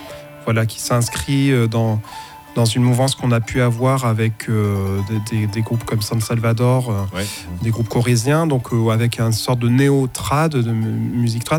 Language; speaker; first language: French; native; French